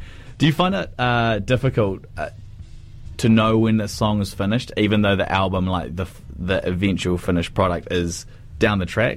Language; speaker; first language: English; native; English